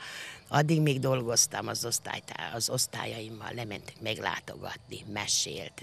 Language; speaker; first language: Hungarian; native; Hungarian